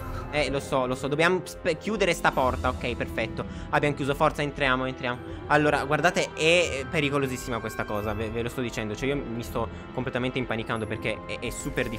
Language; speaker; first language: Italian; native; Italian